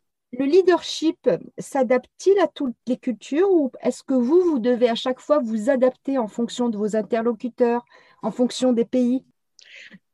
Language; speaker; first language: French; native; French